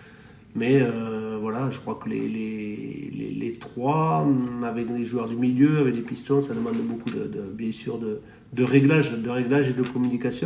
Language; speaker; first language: French; native; French